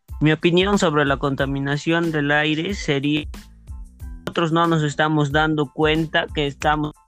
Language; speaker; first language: Spanish; native; Spanish